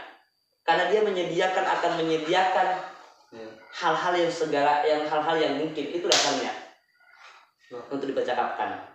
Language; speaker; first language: Indonesian; native; Indonesian